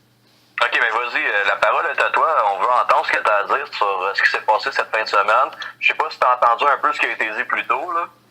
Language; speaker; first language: French; native; French